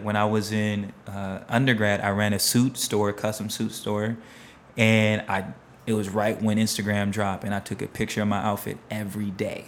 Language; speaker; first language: English; native; English